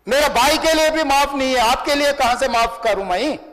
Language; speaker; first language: Hindi; non-native, local second language; Telugu